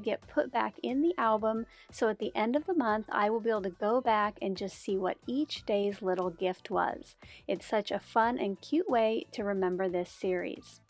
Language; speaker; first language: English; native; English